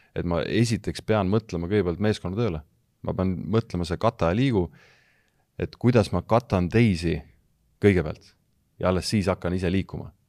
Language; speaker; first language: Estonian; native; Estonian